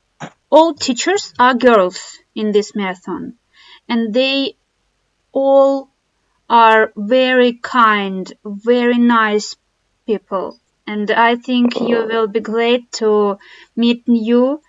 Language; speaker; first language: English; non-native, fluent; Russian